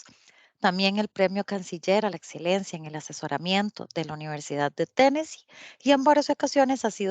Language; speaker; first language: Spanish; native; Spanish